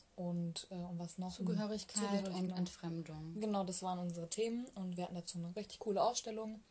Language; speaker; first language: German; early bilingual, other home language; Turkish